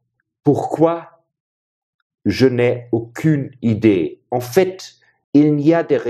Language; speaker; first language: French; non-native, fluent; German